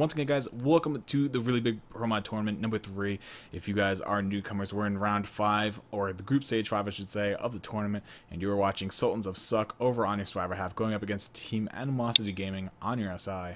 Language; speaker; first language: English; native; English